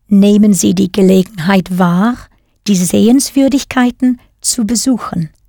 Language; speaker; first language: German; non-native, fluent; English